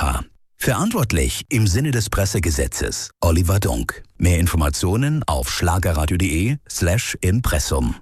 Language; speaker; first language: German; native; German